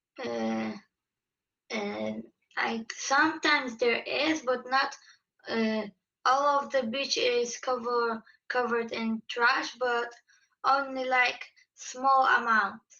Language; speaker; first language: English; non-native, fluent; Polish